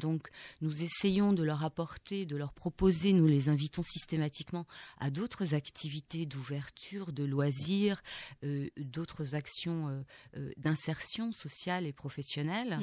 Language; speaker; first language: French; native; French